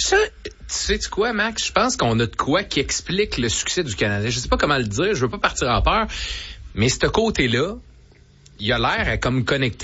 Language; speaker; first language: French; native; French